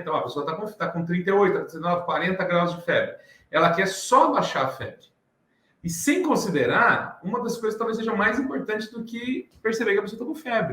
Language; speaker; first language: Portuguese; native; Portuguese